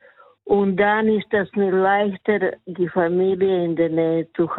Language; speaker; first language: German; non-native, learner; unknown